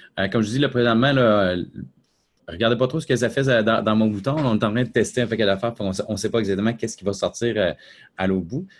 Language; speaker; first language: French; native; French